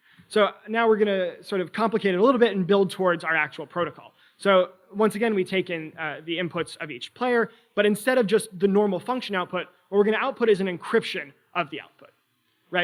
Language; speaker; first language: English; native; English